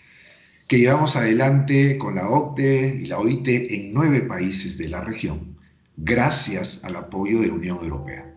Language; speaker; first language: Spanish; native; Spanish